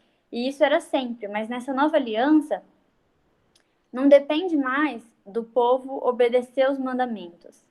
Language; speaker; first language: Portuguese; native; Portuguese